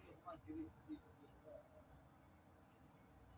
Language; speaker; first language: Arabic; non-native, learner; Filipino